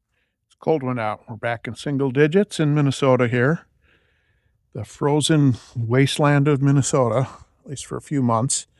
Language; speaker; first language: English; native; English